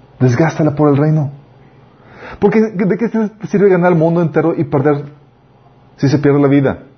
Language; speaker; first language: Spanish; native; Spanish